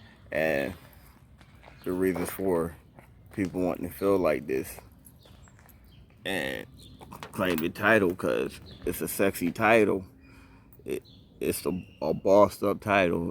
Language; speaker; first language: English; native; English